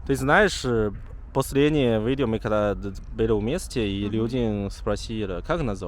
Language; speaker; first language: Russian; non-native, learner; Chinese